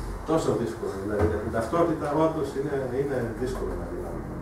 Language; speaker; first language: Greek; non-native, fluent; German